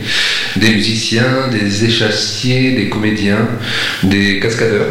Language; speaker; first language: French; native; French